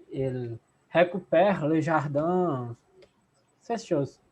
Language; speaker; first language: French; non-native, learner; Portuguese